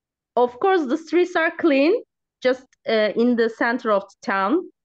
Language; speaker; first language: English; non-native, learner; Turkish